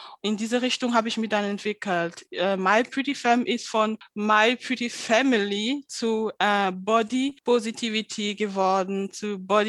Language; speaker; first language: German; non-native, fluent; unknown